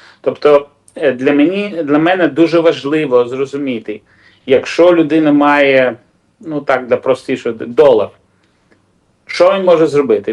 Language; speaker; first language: Ukrainian; non-native, local second language; Russian